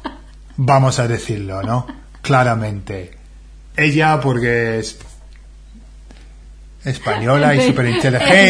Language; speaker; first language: Spanish; non-native, fluent; English